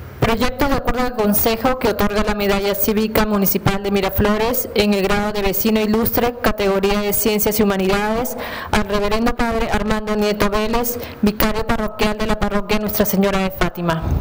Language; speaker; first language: Spanish; native; Spanish